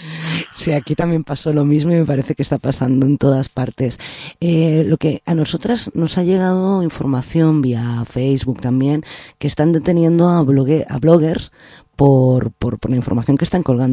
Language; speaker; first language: Spanish; native; Spanish